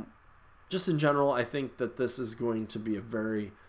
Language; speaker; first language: English; native; English